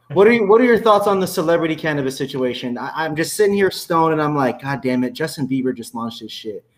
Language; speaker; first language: English; native; English